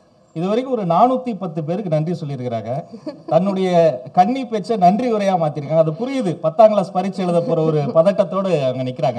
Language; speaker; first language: Tamil; native; Tamil